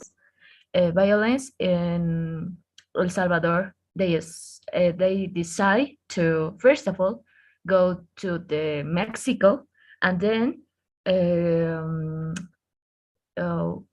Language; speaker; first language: English; non-native, learner; Spanish